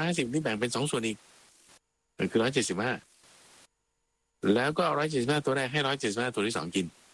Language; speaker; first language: Thai; native; Thai